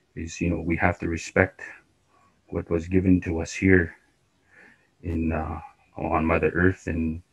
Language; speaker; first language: English; non-native, fluent; Cree